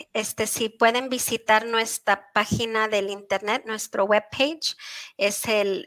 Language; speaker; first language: Spanish; early bilingual, heritage; Spanish